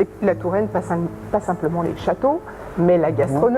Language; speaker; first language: French; native; French